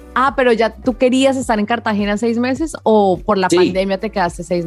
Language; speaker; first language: Spanish; native; Spanish